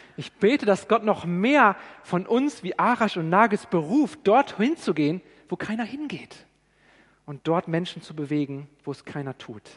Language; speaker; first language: German; native; German